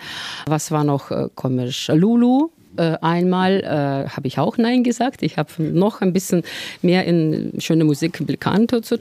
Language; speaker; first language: German; non-native, fluent; Russian